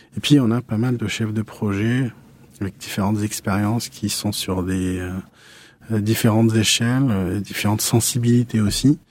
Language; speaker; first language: French; non-native, local second language; Arabic